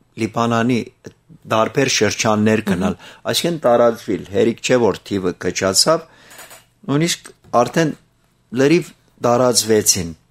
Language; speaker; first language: Armenian; early bilingual, heritage; Armenian